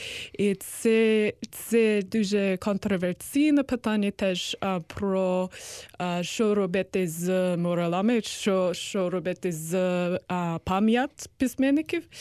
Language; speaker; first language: Ukrainian; non-native, learner; English